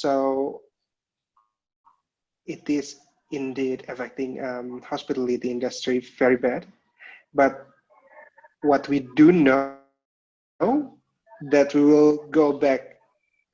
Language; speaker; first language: English; non-native, local second language; Indonesian